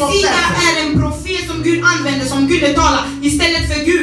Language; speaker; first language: Swedish; non-native, learner; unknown